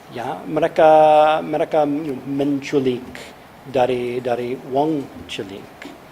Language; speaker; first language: Indonesian; non-native, fluent; English